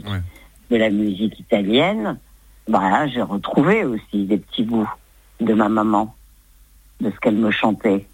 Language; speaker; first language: French; native; French